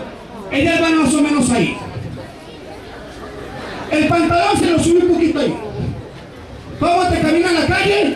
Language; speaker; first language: Spanish; native; Spanish